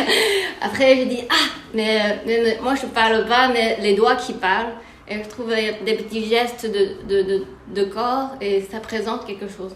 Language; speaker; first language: French; non-native, fluent; Chinese